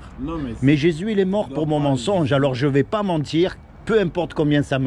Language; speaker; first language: French; native; French